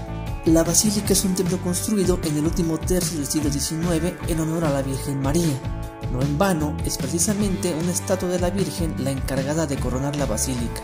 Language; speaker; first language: Spanish; native; Spanish